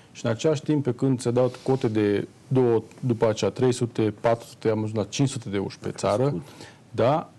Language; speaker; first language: Romanian; non-native, local second language; Hungarian